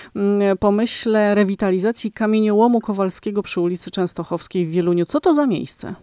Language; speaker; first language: Polish; native; Polish